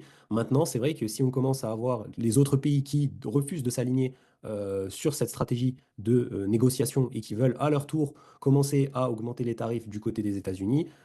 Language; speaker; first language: French; native; French